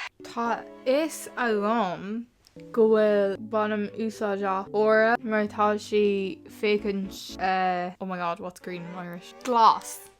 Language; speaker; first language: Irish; non-native, local second language; English